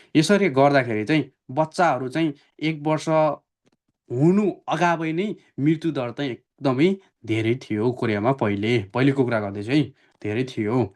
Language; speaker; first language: Nepali; native; Nepali